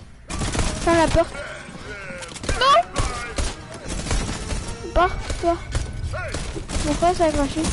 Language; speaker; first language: French; native; French